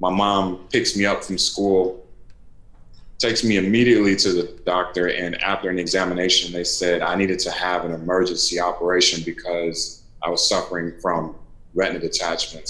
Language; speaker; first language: English; native; English